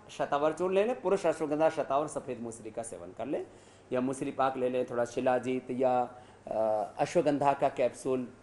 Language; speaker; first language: Hindi; native; Hindi